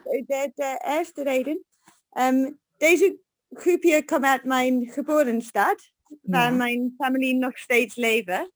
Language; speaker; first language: Dutch; non-native, learner; English